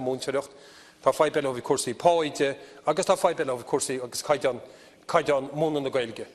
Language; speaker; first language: Irish; native; Irish